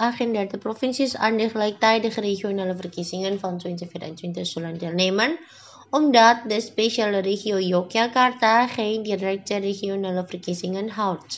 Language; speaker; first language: Dutch; non-native, fluent; Indonesian